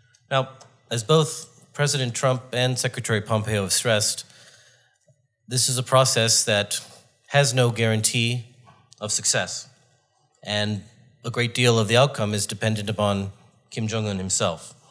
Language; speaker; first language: English; native; English